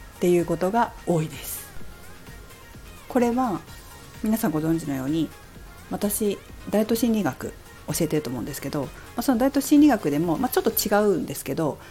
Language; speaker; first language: Japanese; native; Japanese